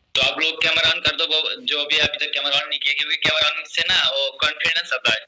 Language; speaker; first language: Hindi; non-native, local second language; Assamese